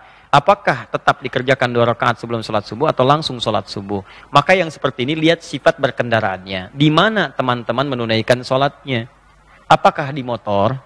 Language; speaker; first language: Indonesian; native; Indonesian